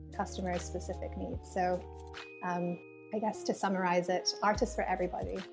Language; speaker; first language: English; native; English